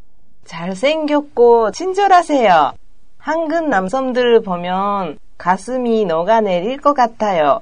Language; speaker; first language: Korean; non-native, learner; Japanese